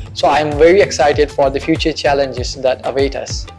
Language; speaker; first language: English; non-native, local second language; Urdu